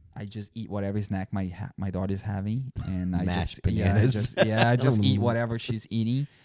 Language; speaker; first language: English; non-native, fluent; Portuguese